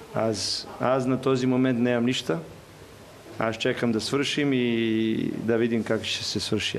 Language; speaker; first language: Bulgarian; non-native, learner; Serbian